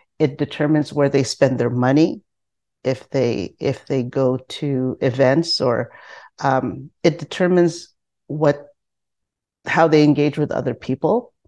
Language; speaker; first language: English; non-native, local second language; Filipino